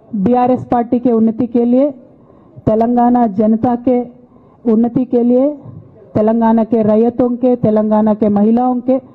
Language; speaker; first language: Hindi; non-native, local second language; Telugu